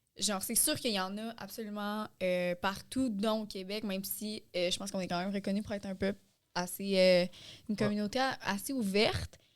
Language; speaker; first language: French; native; French